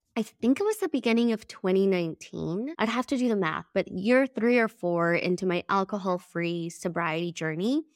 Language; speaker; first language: English; early bilingual, other home language; Spanish